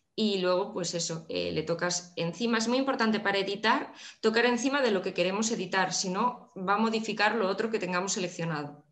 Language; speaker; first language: Spanish; non-native, local second language; Galician